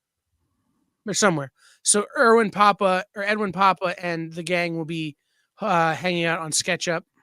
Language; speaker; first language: English; native; English